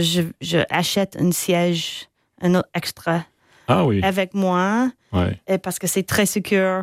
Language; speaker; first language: French; non-native, fluent; English